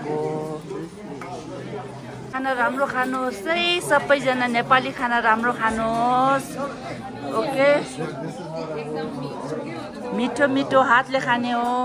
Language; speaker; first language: Nepali; non-native, local second language; Tibetan